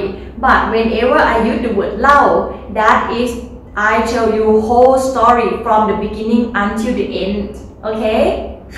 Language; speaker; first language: English; non-native, learner; Thai